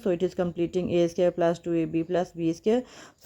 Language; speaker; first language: English; non-native, local second language; Urdu